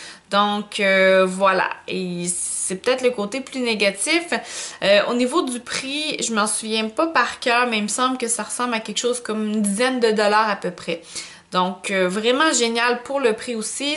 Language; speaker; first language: French; native; French